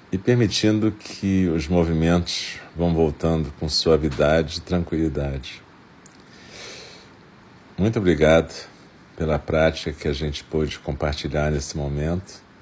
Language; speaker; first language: Portuguese; native; Portuguese